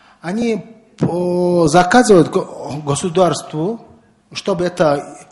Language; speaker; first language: Russian; non-native, learner; Mongolian